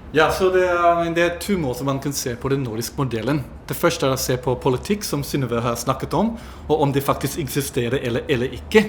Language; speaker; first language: Norwegian; non-native, fluent; English